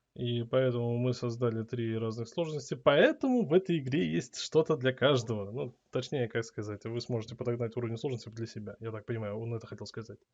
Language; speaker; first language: Russian; native; Russian